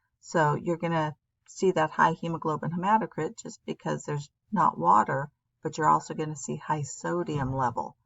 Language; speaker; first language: English; native; English